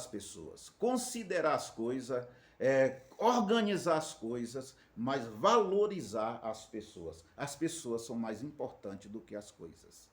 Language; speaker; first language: Portuguese; native; Portuguese